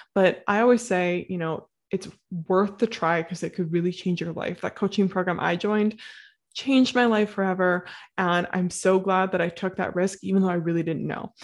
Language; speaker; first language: English; native; English